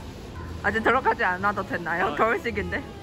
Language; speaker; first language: Korean; non-native, fluent; Chinese